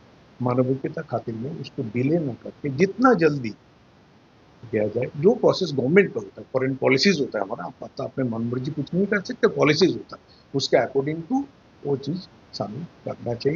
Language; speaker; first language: Hindi; non-native, local second language; Bangla